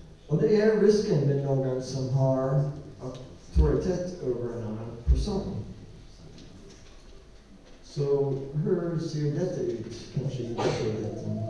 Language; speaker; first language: Swedish; non-native, learner; English